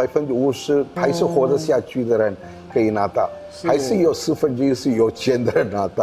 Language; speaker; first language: Chinese; non-native, fluent; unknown